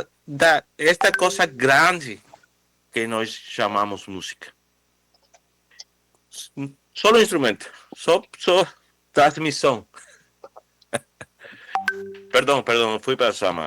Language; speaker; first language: Portuguese; non-native, fluent; Spanish